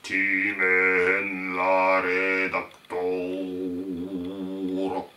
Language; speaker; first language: Spanish; non-native, learner; French